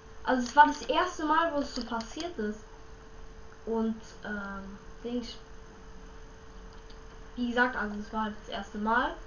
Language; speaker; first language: German; native; German